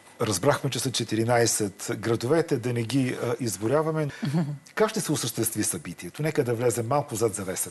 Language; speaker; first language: Bulgarian; native; Bulgarian